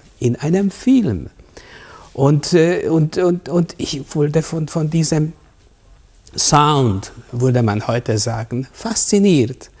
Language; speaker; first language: German; non-native, fluent; Hungarian